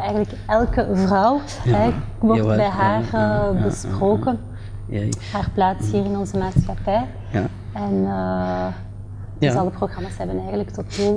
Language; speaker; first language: Dutch; native; Dutch